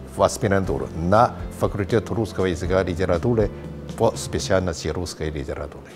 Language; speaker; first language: Russian; non-native, fluent; Chinese